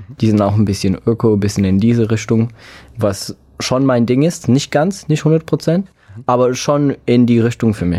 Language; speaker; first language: German; non-native, fluent; English